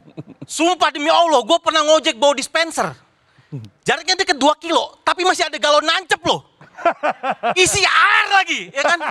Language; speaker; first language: Indonesian; native; Indonesian